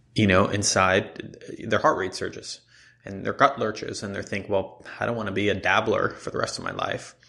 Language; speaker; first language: English; non-native, fluent; Hebrew